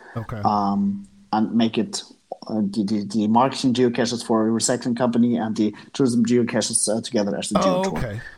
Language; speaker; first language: English; non-native, fluent; German